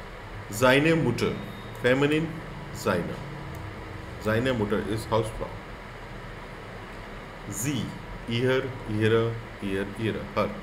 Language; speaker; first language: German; non-native, fluent; Hindi